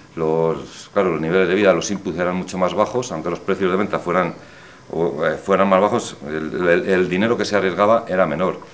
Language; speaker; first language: Spanish; native; Spanish